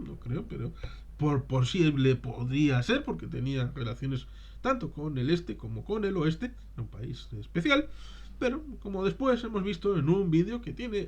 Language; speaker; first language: Spanish; native; Spanish